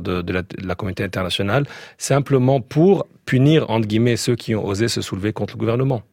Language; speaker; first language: French; native; French